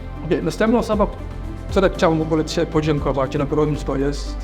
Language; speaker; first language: Polish; non-native, fluent; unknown